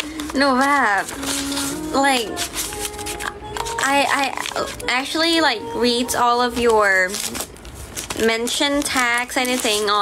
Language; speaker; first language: English; non-native, fluent; Thai